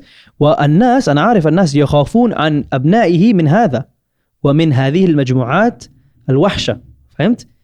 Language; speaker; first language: Arabic; non-native, fluent; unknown